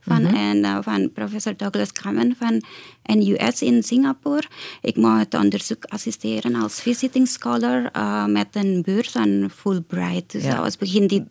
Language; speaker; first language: Dutch; non-native, fluent; Indonesian